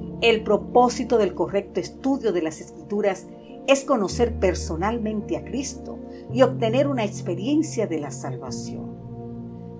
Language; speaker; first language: Spanish; native; Spanish